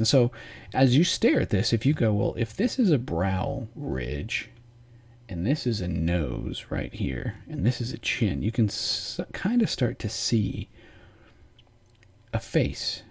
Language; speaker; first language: English; native; English